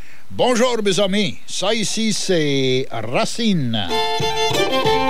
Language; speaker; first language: French; early bilingual, heritage; French